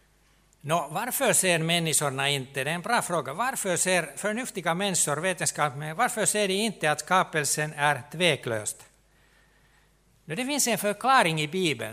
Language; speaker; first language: Swedish; non-native, local second language; Finnish